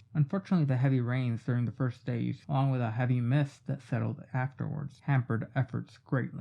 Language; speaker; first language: English; native; English